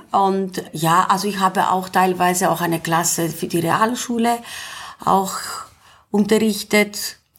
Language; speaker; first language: German; non-native, fluent; Greek